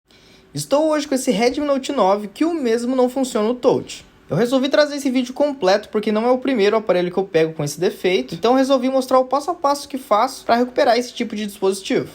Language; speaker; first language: Portuguese; native; Portuguese